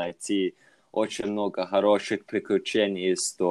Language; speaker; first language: Russian; non-native, fluent; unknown